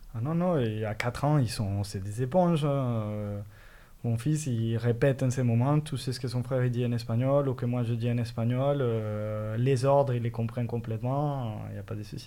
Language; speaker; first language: French; non-native, fluent; Spanish